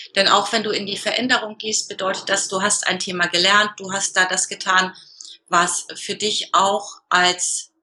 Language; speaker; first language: German; native; German